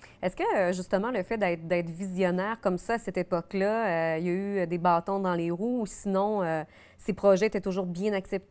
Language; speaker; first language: French; native; French